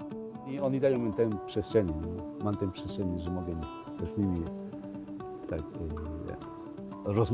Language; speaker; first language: Polish; non-native, learner; Spanish